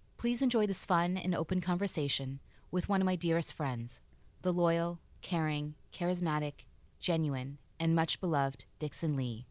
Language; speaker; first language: English; native; English